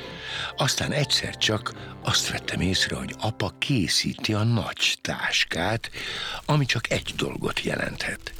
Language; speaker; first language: Hungarian; native; Hungarian